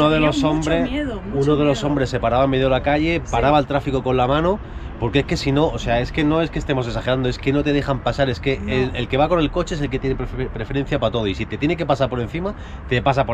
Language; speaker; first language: Spanish; native; Spanish